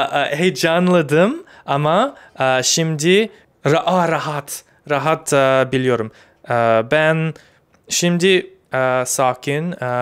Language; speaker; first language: Turkish; non-native, learner; English